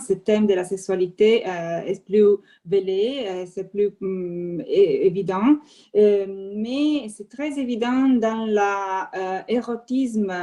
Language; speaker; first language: French; non-native, fluent; Italian